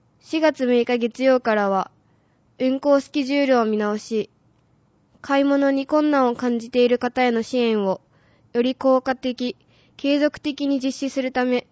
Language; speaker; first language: Japanese; native; Japanese